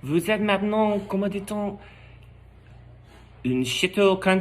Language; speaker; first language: French; non-native, learner; English